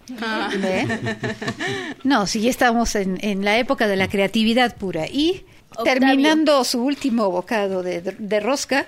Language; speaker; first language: Spanish; native; Spanish